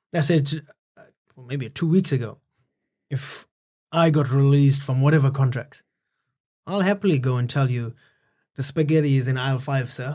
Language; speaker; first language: English; native; English